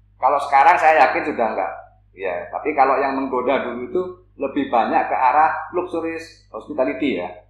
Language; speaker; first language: Indonesian; native; Indonesian